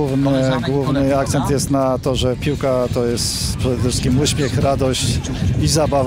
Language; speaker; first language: Polish; native; Polish